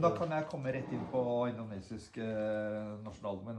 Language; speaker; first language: Norwegian; native; Norwegian